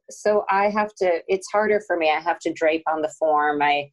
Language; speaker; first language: English; native; English